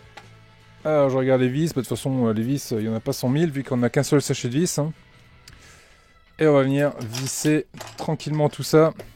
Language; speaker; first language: French; native; French